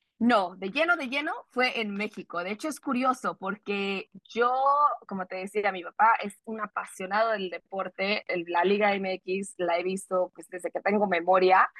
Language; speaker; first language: Spanish; early bilingual, heritage; Spanish